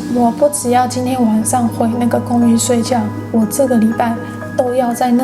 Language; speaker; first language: Chinese; non-native, fluent; English